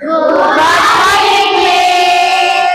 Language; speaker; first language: English; non-native, learner; Indonesian